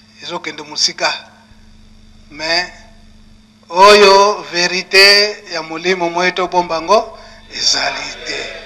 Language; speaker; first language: Lingala; non-native, local second language; Kongo